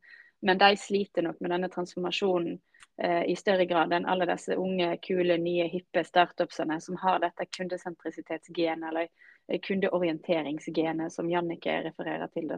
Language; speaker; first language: Norwegian; native; Norwegian